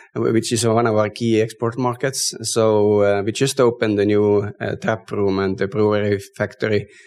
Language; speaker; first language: English; non-native, fluent; Estonian